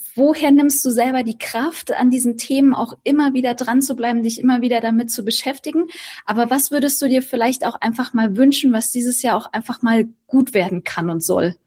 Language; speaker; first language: German; native; German